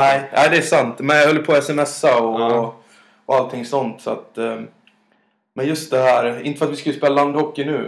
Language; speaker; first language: Swedish; native; Swedish